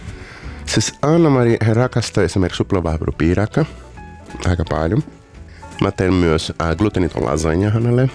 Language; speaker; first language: Finnish; non-native, fluent; Portuguese